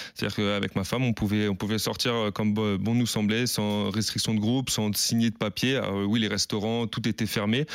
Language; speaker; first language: French; native; French